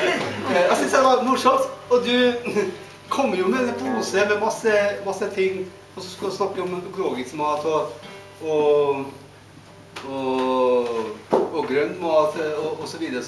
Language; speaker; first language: Norwegian; non-native, fluent; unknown